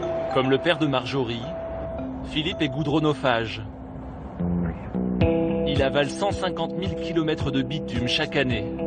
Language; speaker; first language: French; native; French